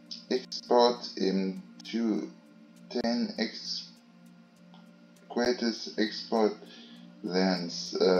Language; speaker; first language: English; non-native, learner; German